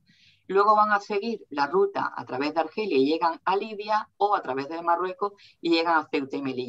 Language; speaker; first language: Spanish; native; Spanish